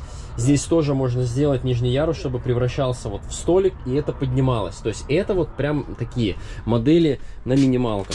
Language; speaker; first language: Russian; native; Russian